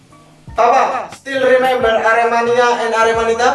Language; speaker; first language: English; non-native, learner; Indonesian